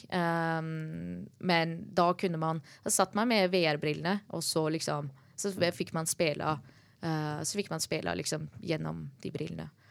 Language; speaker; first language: Norwegian; early bilingual, other home language; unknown